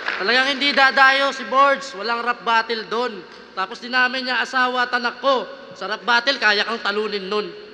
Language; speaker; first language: Filipino; non-native, local second language; Waray